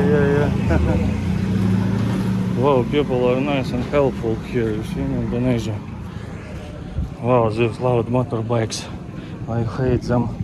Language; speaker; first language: English; non-native, fluent; Russian